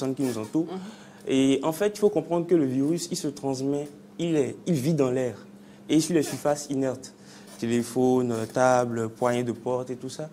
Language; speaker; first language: French; non-native, local second language; Fon